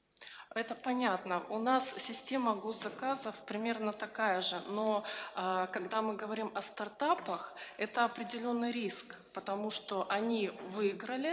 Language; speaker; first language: Russian; native; Russian